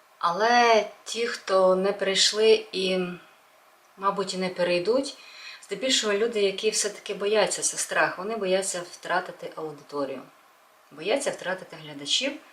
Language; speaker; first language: Ukrainian; non-native, local second language; Russian